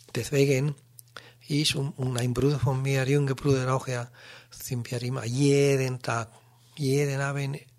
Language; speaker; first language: German; non-native, learner; Spanish